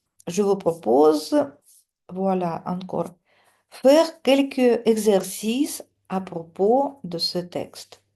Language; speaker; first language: French; non-native, fluent; Russian